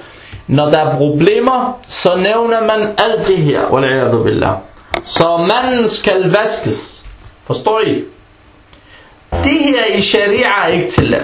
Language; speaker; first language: Danish; early bilingual, other home language; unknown